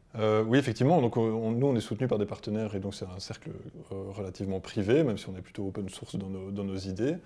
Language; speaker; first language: French; native; French